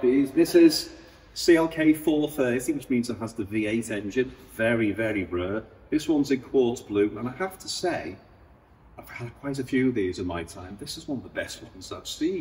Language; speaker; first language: English; native; English